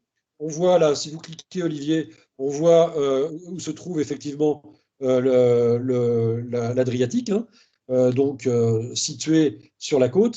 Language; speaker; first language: French; native; French